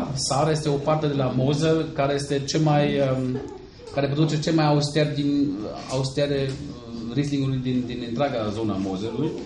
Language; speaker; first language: Romanian; non-native, fluent; German